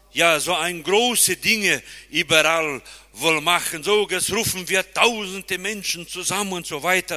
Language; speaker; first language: German; early bilingual, heritage; German